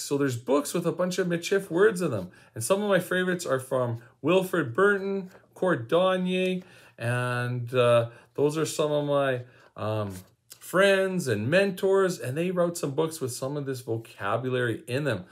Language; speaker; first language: English; native; English